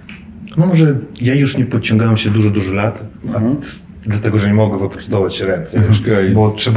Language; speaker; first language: Polish; non-native, fluent; Russian